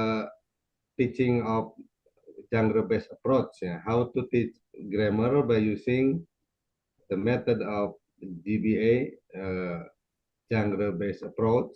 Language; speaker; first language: English; non-native, learner; Indonesian